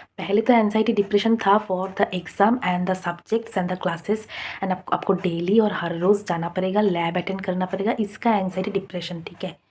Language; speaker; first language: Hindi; non-native, local second language; Bangla